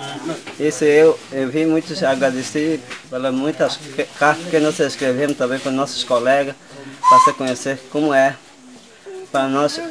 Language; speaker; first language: Portuguese; non-native, local second language; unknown